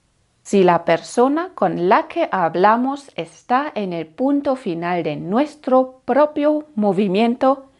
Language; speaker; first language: Spanish; non-native, fluent; German